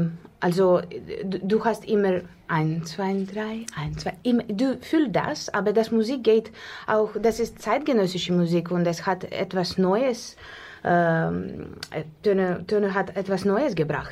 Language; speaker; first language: German; non-native, fluent; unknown